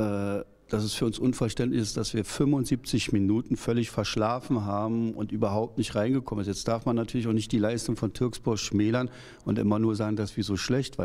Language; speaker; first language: German; native; German